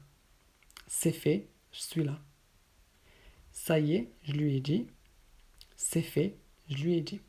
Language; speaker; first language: French; native; French